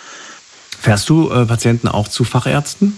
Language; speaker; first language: German; native; German